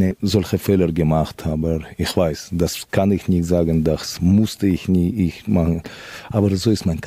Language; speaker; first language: German; non-native, fluent; Russian